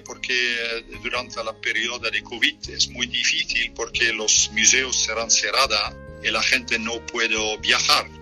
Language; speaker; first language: Spanish; non-native, fluent; Dutch